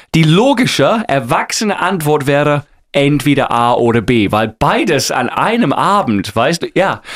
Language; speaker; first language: German; non-native, fluent; English